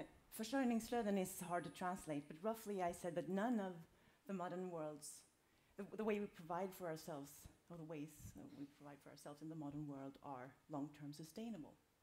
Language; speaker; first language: English; non-native, fluent; Swedish